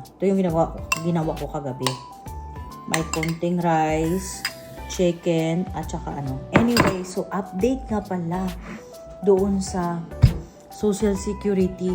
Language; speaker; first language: Filipino; native; Filipino